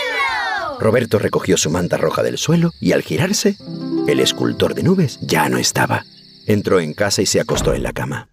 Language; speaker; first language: Spanish; native; Spanish